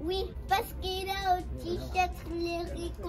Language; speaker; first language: French; early bilingual, heritage; French